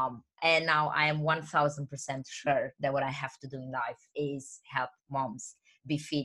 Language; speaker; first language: English; non-native, fluent; Romanian